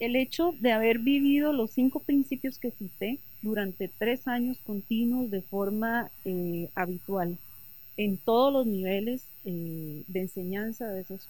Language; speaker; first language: Spanish; native; Spanish